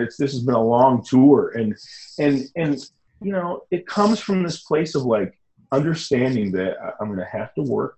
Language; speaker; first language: English; native; English